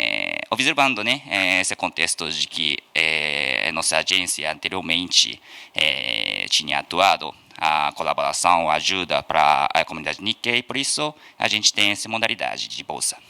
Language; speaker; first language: Portuguese; non-native, fluent; Japanese